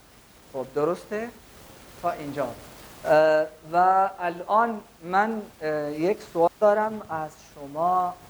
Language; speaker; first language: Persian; non-native, fluent; Urdu